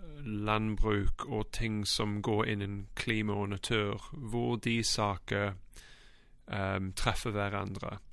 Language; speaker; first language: Norwegian; non-native, fluent; English